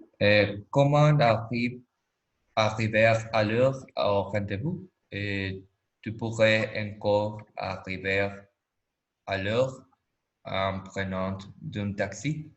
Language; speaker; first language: French; non-native, learner; Spanish